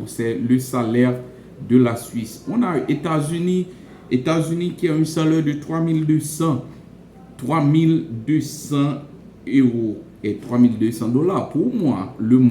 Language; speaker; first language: French; non-native, local second language; Haitian Creole